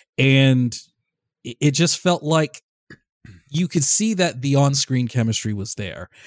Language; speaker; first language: English; native; English